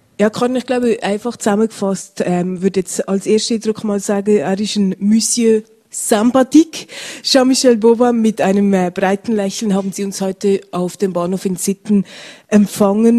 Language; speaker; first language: German; native; German